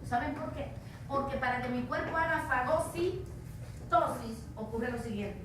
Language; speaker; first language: Spanish; native; Spanish